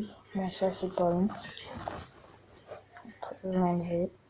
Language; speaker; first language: French; native; French